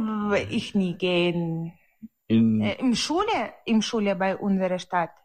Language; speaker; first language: German; non-native, learner; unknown